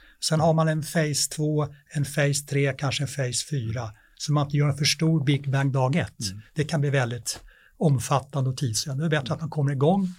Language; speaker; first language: Swedish; native; Swedish